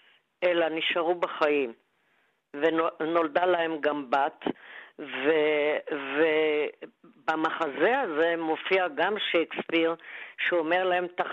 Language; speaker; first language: Hebrew; non-native, local second language; German